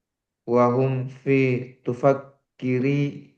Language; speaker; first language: Arabic; non-native, learner; Indonesian